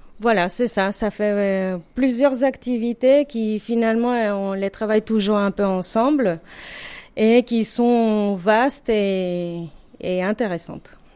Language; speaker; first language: French; non-native, fluent; Spanish